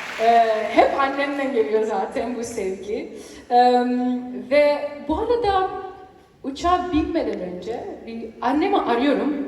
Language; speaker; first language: Turkish; early bilingual, heritage; Turkish